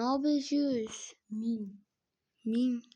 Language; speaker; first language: Turkish; non-native, learner; Uzbek